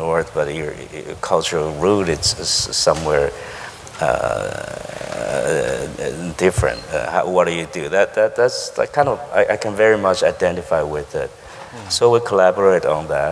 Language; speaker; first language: English; non-native, fluent; Chinese